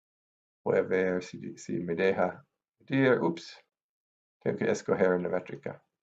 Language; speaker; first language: Spanish; non-native, fluent; English